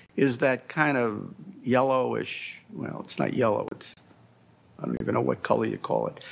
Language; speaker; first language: English; native; English